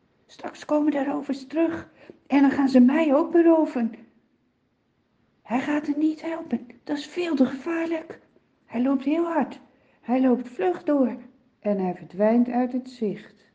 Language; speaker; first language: Dutch; native; Dutch